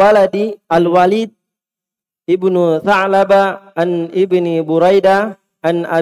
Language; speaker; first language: Arabic; non-native, fluent; Indonesian